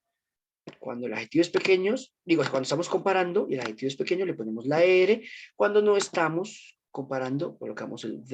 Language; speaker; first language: Spanish; native; Spanish